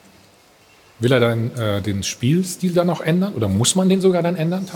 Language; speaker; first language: German; native; German